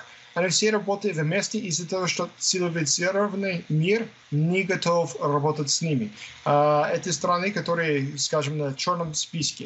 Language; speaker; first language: Russian; non-native, fluent; English